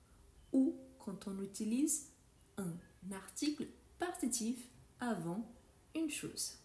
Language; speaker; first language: French; non-native, fluent; Portuguese